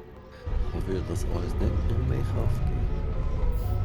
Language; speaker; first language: German; native; German